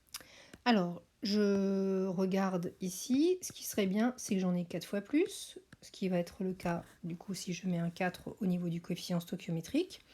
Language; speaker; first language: French; native; French